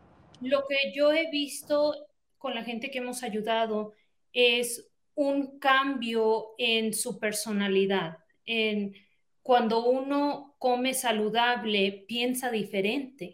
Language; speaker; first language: Spanish; early bilingual, heritage; Spanish